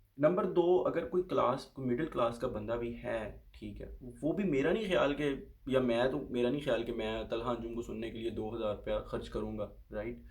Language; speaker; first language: Urdu; non-native, local second language; Punjabi